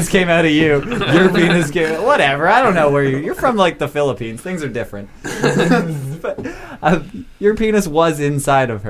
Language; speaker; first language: English; native; English